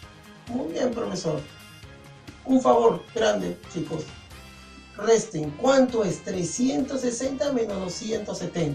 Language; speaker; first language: Spanish; native; Spanish